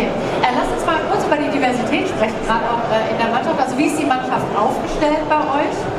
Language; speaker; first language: German; native; German